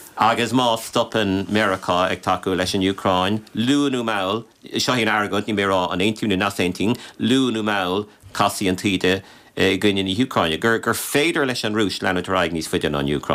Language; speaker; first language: Irish; native; Irish